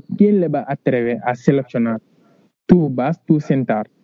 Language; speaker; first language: Spanish; non-native, fluent; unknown